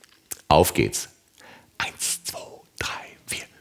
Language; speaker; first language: German; native; German